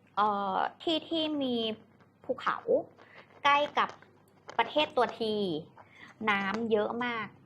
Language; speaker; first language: Thai; native; Thai